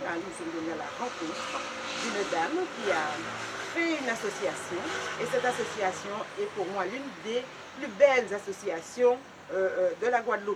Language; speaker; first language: French; native; French